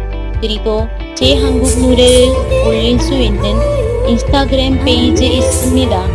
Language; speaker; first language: Korean; non-native, learner; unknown